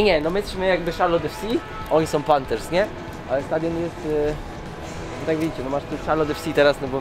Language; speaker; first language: Polish; native; Polish